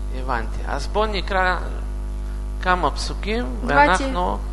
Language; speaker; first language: Hebrew; non-native, learner; Russian